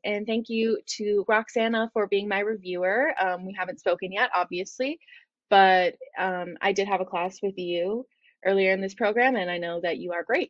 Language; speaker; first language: English; native; English